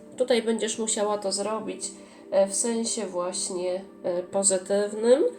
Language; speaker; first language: Polish; native; Polish